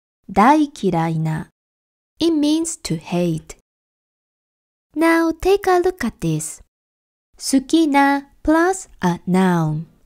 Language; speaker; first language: English; non-native, fluent; Japanese